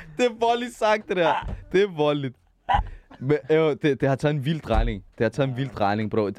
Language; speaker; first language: Danish; early bilingual, other home language; Arabic